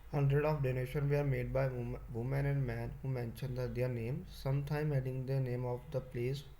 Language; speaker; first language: English; non-native, local second language; Punjabi